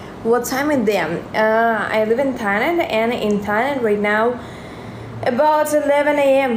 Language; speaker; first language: English; non-native, learner; Russian